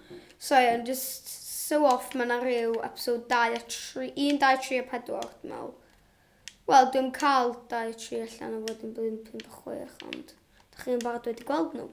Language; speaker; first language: Welsh; non-native, local second language; English